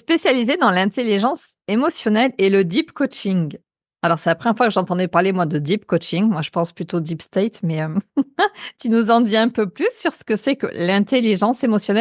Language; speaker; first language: French; native; French